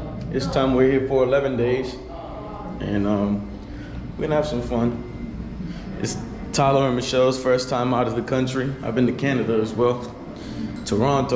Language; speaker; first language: English; native; English